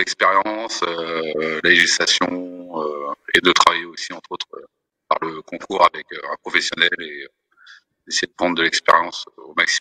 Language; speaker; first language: French; native; French